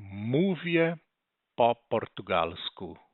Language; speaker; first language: Polish; non-native, learner; Portuguese